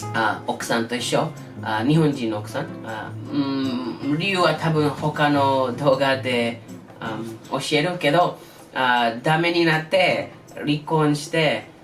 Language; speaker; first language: Japanese; non-native, learner; English